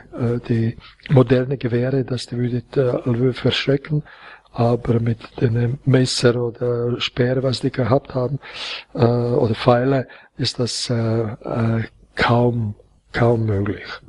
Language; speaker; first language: German; non-native, fluent; Croatian